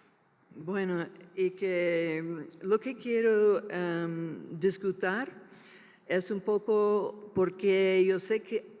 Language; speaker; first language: Spanish; non-native, learner; English